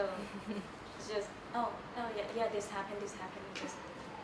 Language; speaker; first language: English; non-native, learner; Thai